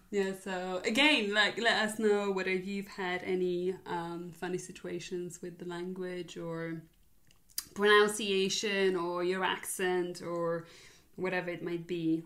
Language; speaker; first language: English; non-native, fluent; Polish